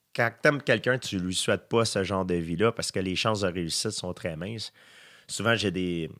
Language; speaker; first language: French; native; French